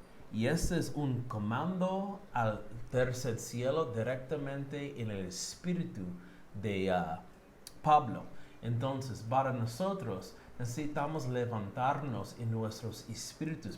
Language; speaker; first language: Spanish; non-native, learner; English